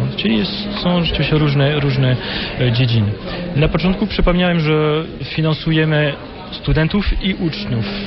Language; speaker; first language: Polish; non-native, fluent; French